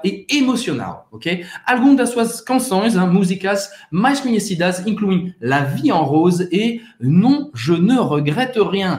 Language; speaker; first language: Portuguese; non-native, fluent; French